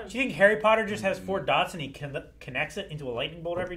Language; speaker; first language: English; native; English